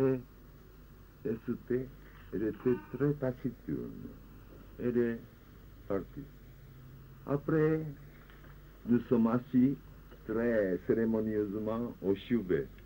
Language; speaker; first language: French; non-native, fluent; Japanese